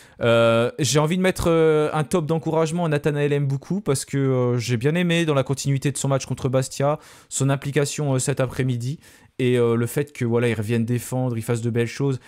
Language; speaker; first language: French; native; French